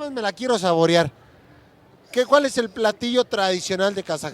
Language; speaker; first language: Spanish; native; Spanish